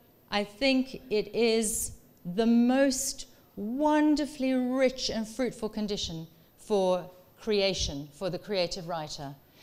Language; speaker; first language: English; non-native, local second language; Dutch